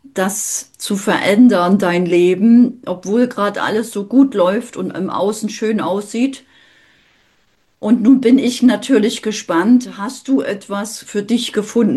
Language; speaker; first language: German; native; German